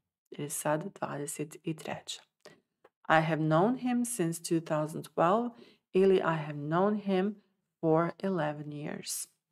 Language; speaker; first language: English; non-native, fluent; Serbian